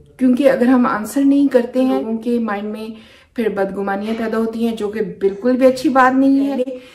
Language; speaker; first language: Urdu; native; Urdu